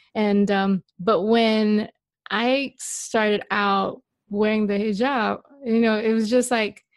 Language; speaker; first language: English; non-native, local second language; Malay